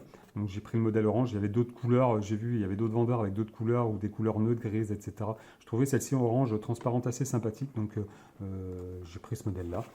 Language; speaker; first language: French; native; French